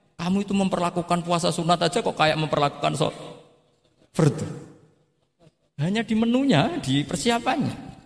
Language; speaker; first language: Indonesian; non-native, local second language; Javanese